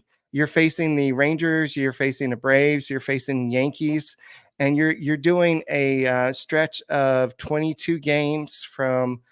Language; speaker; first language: English; native; English